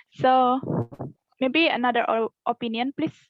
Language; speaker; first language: English; non-native, learner; Indonesian